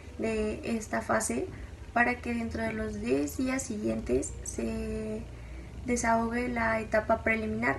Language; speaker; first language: Spanish; native; Spanish